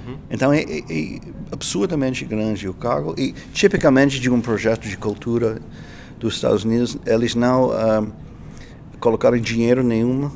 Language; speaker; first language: Spanish; non-native, learner; English